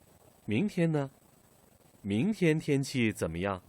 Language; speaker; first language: Chinese; non-native, learner; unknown